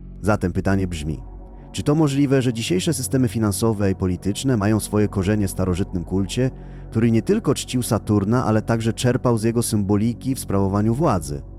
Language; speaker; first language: Polish; native; Polish